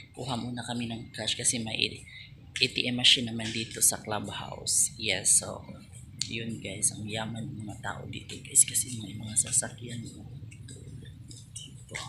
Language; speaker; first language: Filipino; non-native, local second language; Cebuano